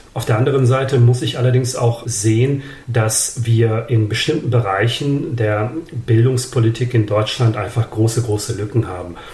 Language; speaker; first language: German; early bilingual, other home language; Serbian